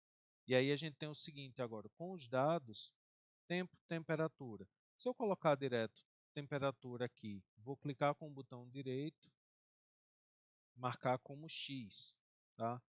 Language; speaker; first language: Portuguese; native; Portuguese